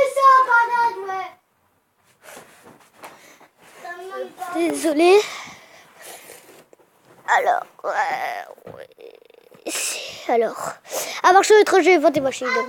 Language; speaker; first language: French; native; French